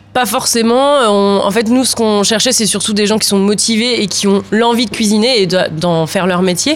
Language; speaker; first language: French; native; French